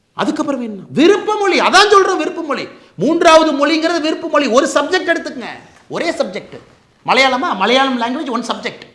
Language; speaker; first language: Tamil; native; Tamil